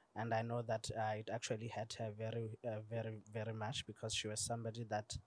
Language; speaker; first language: English; non-native, local second language; Tswana